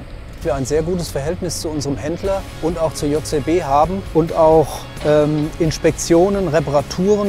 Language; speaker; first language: German; native; German